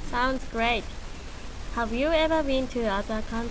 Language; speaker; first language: English; non-native, learner; Japanese